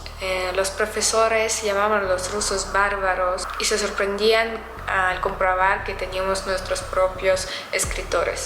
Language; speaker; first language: Spanish; non-native, fluent; Russian